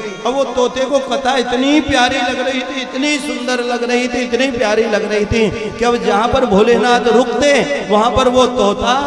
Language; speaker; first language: Hindi; native; Hindi